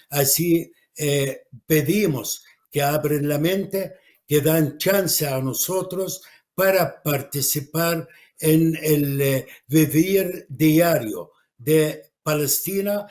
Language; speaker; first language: Spanish; non-native, fluent; Arabic